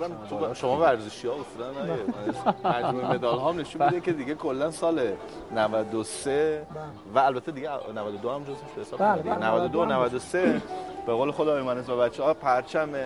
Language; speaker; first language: Persian; native; Persian